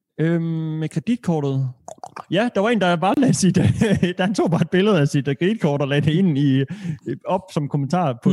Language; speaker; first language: Danish; native; Danish